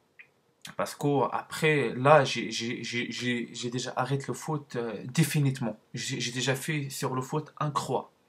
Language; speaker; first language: French; non-native, learner; Arabic